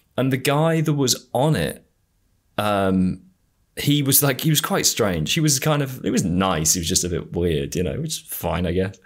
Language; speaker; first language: English; native; English